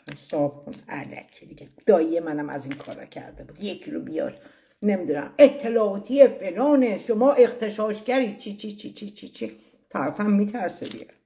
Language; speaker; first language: Persian; native; Persian